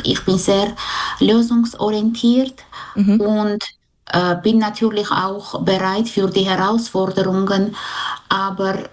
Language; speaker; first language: German; non-native, fluent; Armenian